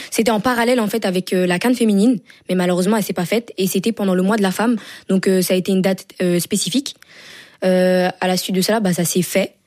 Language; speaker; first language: French; native; French